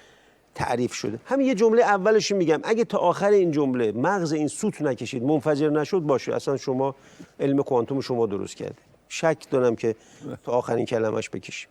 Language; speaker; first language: Persian; native; Persian